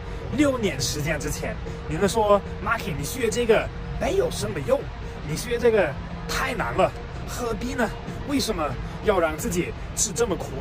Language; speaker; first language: Chinese; non-native, fluent; German